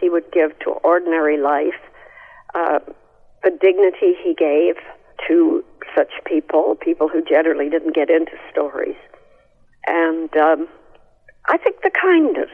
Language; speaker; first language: English; native; English